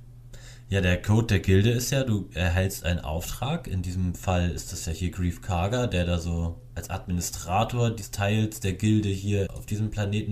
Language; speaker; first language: German; native; German